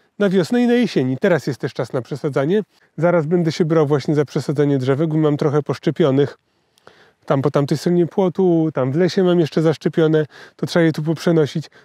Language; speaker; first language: Polish; native; Polish